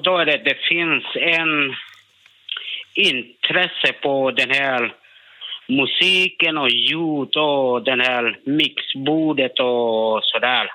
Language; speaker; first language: Swedish; non-native, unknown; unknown